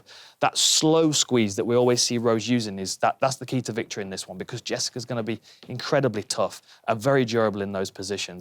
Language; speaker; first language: English; native; English